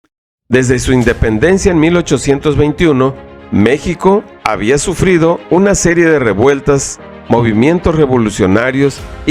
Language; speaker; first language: Spanish; native; Spanish